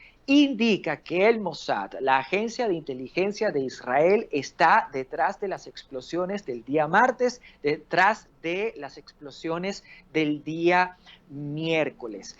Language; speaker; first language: Spanish; native; Spanish